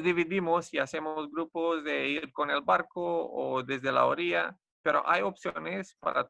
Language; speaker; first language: Spanish; non-native, fluent; Romanian